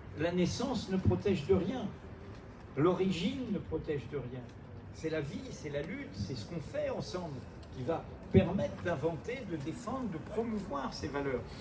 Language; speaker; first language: French; native; French